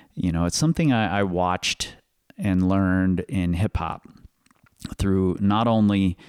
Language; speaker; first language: English; native; English